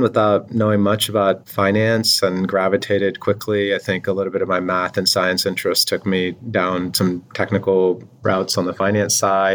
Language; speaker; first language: English; non-native, local second language; Urdu